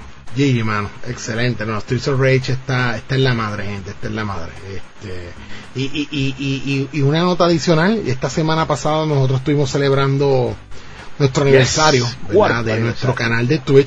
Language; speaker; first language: Spanish; native; Spanish